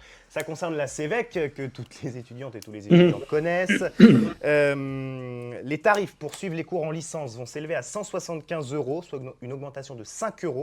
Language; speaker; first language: French; native; French